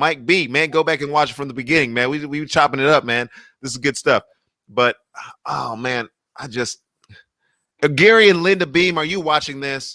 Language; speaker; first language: English; native; English